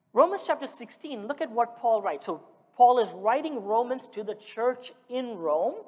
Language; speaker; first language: English; early bilingual, other home language; Malayalam